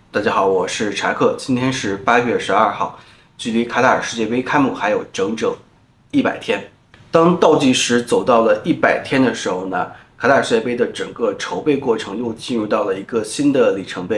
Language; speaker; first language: Chinese; native; Chinese